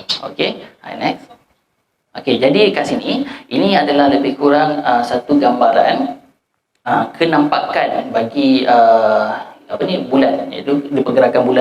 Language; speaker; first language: Malay; native; Malay